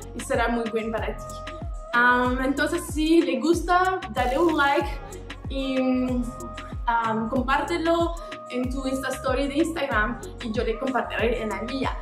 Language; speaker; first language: Spanish; non-native, learner; French